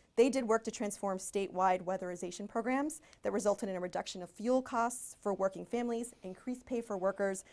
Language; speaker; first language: English; early bilingual, other home language; Spanish